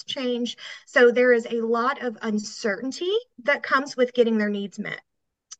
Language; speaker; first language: English; native; English